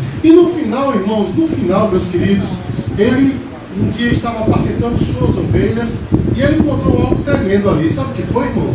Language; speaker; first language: Portuguese; native; Portuguese